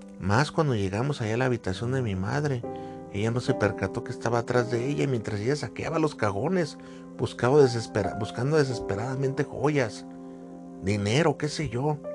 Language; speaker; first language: Spanish; native; Spanish